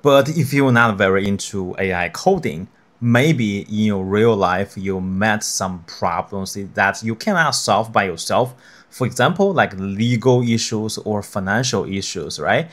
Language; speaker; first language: English; non-native, fluent; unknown